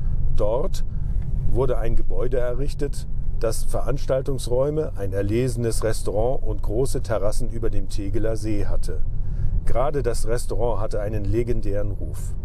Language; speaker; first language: German; native; German